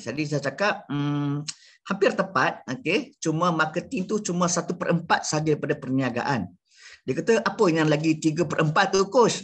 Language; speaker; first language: Malay; native; Malay